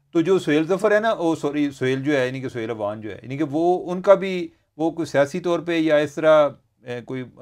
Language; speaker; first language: Urdu; non-native, local second language; Punjabi